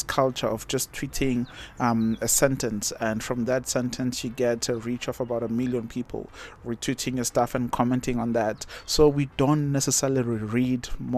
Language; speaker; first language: English; non-native, local second language; Zulu